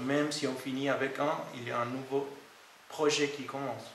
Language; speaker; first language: French; non-native, fluent; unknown